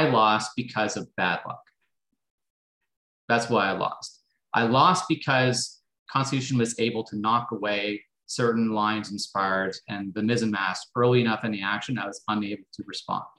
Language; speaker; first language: English; native; English